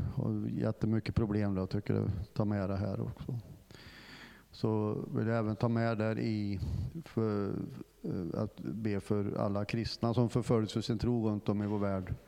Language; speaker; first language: Swedish; non-native, fluent; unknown